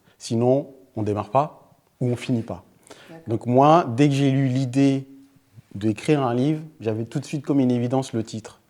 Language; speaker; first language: French; early bilingual, other home language; Fula